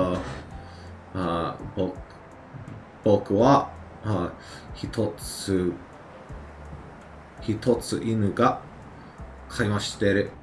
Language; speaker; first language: Japanese; non-native, learner; English